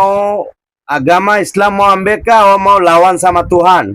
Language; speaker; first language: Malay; non-native, fluent; Bangla